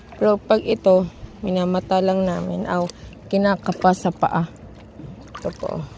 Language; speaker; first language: Filipino; non-native, local second language; Cebuano